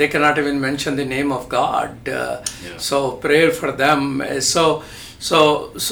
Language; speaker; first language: English; non-native, local second language; Urdu